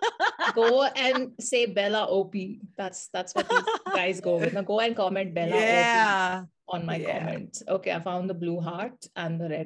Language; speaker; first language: English; non-native, local second language; Hindi